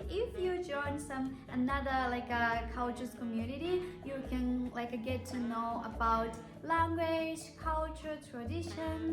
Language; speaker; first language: English; non-native, fluent; Japanese